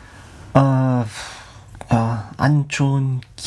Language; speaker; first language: Korean; non-native, learner; German